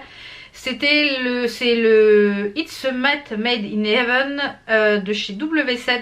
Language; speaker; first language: French; native; French